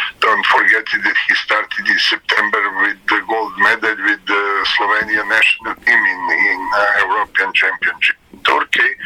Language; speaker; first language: English; non-native, learner; Serbian